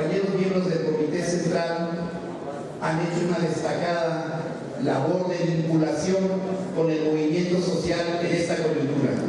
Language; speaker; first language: Spanish; native; Spanish